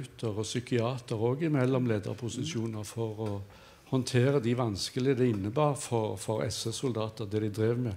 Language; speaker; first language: Norwegian; native; Norwegian